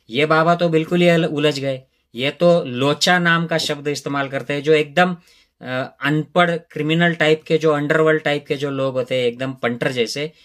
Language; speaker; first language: Hindi; non-native, local second language; Marathi